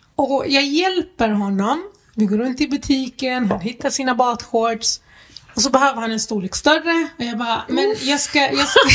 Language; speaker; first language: Swedish; early bilingual, other home language; Arabic